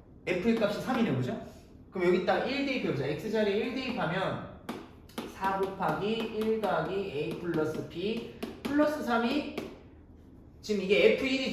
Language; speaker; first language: Korean; native; Korean